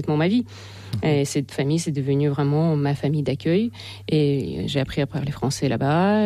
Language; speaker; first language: French; non-native, fluent; Russian